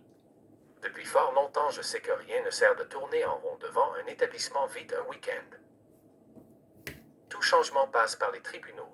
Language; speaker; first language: French; native; French